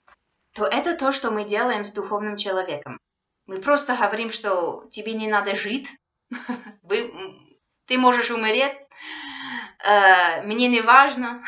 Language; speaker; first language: Russian; non-native, fluent; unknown